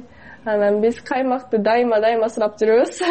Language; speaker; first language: Kyrgyz; non-native, fluent; Japanese